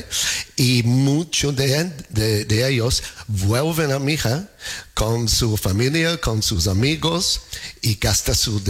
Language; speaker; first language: Spanish; non-native, fluent; English